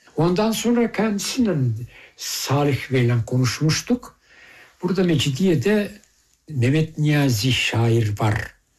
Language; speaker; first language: Turkish; early bilingual, heritage; Turkish